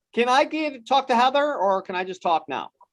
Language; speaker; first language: English; native; English